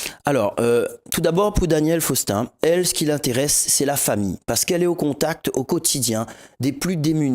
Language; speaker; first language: French; non-native, local second language; Réunion Creole French